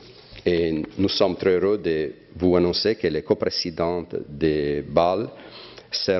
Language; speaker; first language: French; non-native, fluent; Italian